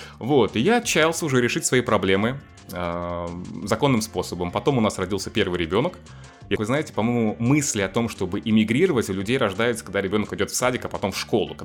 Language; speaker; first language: Russian; native; Russian